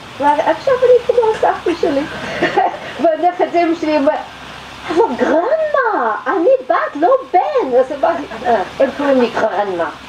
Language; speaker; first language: Hebrew; non-native, fluent; English